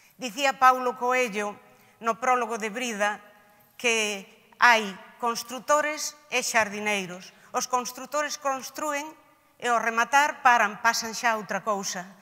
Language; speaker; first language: Galician; native; Galician